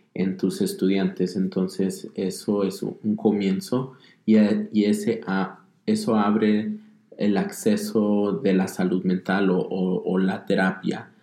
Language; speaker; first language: Spanish; early bilingual, heritage; Spanish